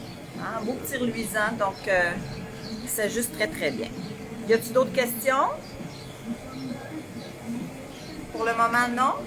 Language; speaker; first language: French; native; French